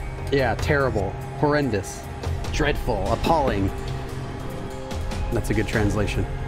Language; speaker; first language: English; native; English